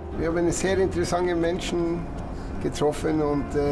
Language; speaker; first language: German; non-native, learner; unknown